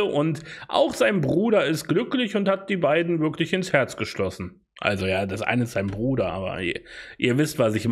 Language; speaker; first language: German; native; German